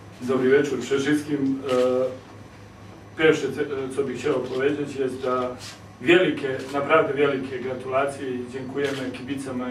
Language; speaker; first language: Polish; non-native, learner; Serbian